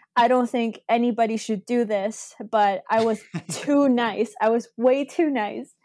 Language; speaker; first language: English; early bilingual, other home language; Spanish